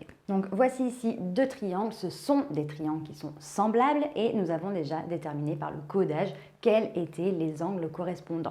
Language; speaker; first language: French; native; French